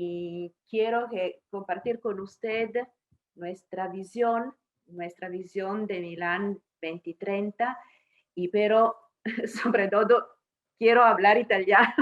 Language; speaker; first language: Spanish; non-native, learner; Italian